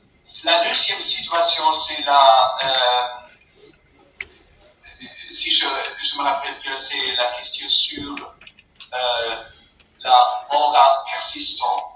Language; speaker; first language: French; non-native, fluent; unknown